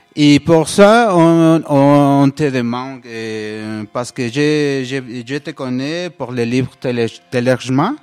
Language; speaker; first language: French; non-native, learner; Spanish